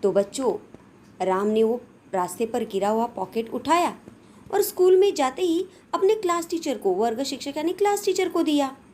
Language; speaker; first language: Hindi; non-native, local second language; Marathi